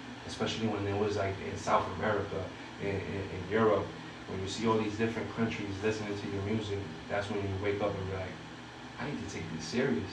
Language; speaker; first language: English; early bilingual, other home language; Spanish